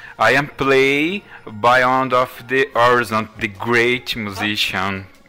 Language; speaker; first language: English; non-native, learner; Portuguese